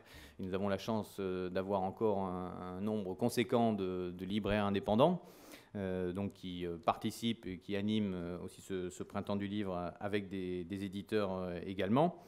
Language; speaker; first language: French; native; French